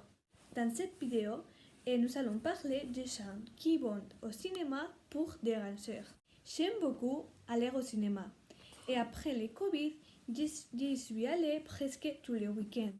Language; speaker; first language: French; non-native, learner; Spanish